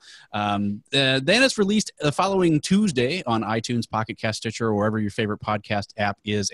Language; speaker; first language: English; native; English